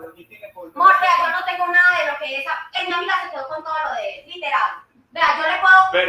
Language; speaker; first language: Spanish; native; Spanish